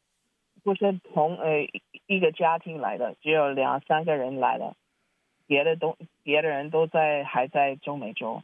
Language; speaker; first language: Chinese; early bilingual, heritage; Chinese